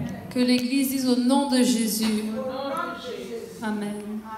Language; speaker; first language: French; native; French